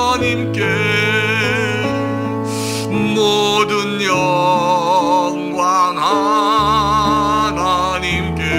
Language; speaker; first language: Korean; native; Korean